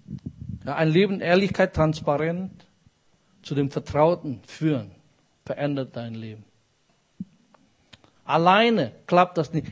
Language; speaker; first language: German; non-native, fluent; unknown